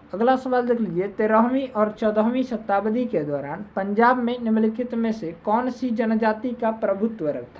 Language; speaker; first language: Hindi; native; Hindi